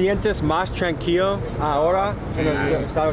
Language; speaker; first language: Spanish; non-native, learner; English